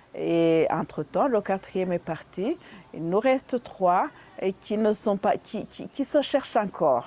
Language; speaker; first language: French; non-native, local second language; Kinyarwanda